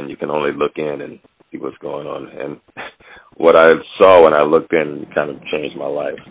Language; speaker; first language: English; native; English